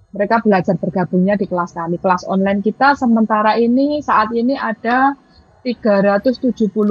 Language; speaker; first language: Indonesian; native; Indonesian